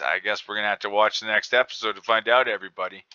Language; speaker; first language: English; native; English